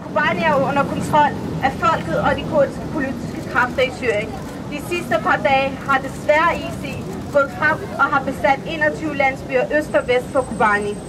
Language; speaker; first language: Danish; non-native, fluent; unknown